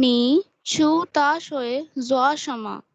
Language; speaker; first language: Chinese; non-native, learner; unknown